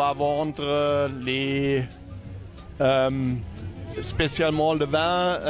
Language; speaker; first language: French; non-native, learner; German